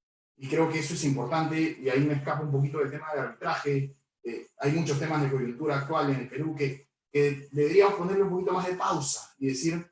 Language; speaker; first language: Spanish; native; Spanish